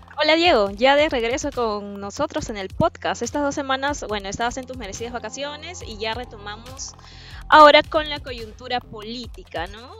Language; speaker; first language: Spanish; native; Spanish